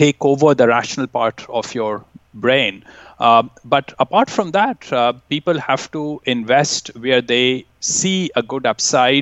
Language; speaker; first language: English; non-native, local second language; Hindi